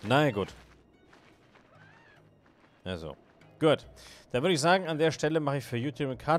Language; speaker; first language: German; native; German